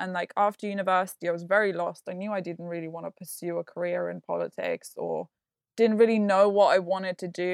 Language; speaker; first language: English; non-native, fluent; Lithuanian